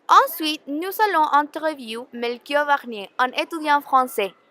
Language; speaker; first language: French; non-native, learner; Spanish